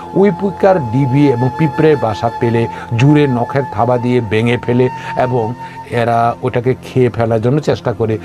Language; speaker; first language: Bangla; non-native, local second language; Kok Borok